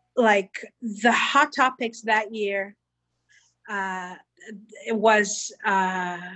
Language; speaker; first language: English; early bilingual, other home language; Hebrew